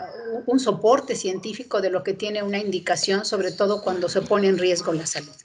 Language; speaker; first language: Spanish; native; Spanish